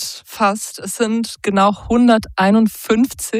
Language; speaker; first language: German; native; German